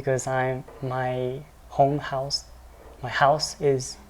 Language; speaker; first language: English; non-native, learner; Japanese